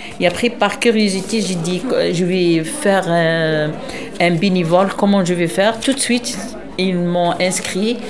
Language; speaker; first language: French; non-native, local second language; Arabic